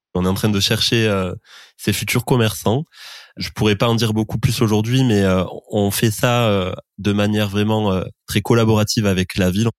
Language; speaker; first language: French; native; French